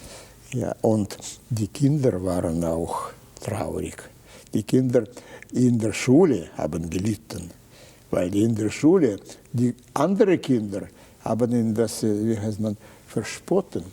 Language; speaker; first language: German; non-native, fluent; Russian